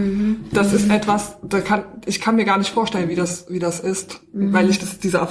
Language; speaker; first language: German; native; German